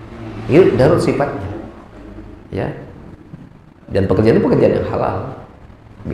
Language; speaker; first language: Indonesian; native; Indonesian